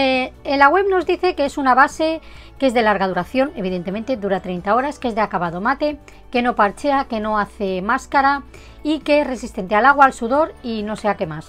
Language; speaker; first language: Spanish; native; Spanish